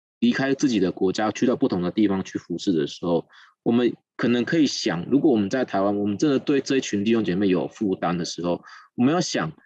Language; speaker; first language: Chinese; native; Chinese